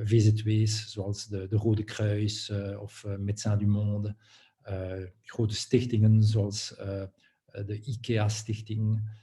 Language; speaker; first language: Dutch; non-native, local second language; French